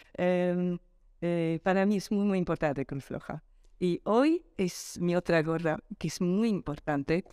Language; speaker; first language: Spanish; early bilingual, other home language; Arabic